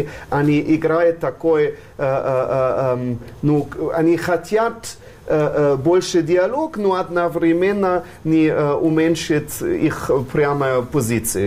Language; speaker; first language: Russian; non-native, fluent; German